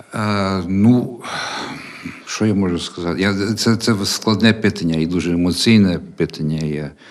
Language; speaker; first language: Ukrainian; early bilingual, heritage; Ukrainian